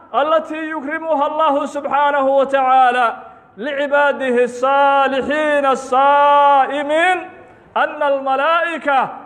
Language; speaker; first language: Arabic; non-native, local second language; Somali